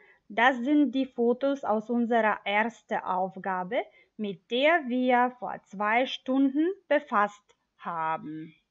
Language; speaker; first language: German; non-native, fluent; Macedonian